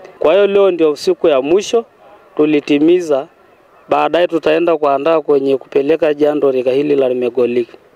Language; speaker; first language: Swahili; non-native, local second language; Masai